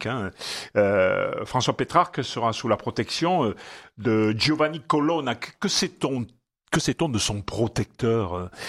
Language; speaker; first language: French; native; French